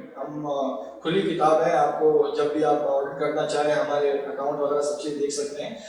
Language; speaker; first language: Urdu; non-native, local second language; Pashto